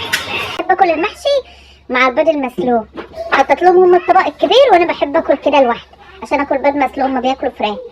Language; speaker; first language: Arabic; native; Arabic